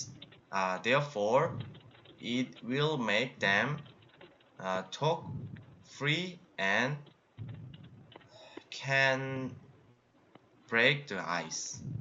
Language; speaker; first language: English; non-native, learner; Korean